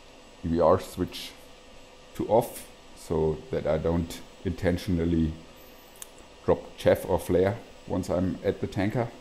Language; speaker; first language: English; non-native, fluent; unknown